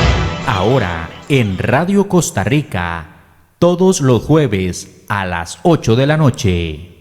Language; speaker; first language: Spanish; native; Spanish